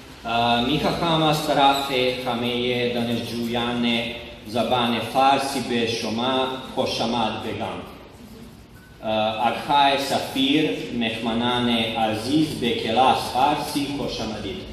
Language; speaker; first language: Persian; non-native, learner; Serbian